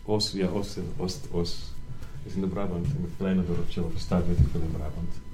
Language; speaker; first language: Dutch; non-native, learner; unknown